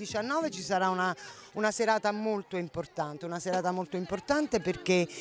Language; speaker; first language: Italian; native; Italian